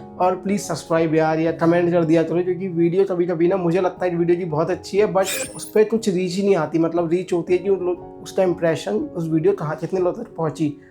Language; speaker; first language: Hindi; native; Hindi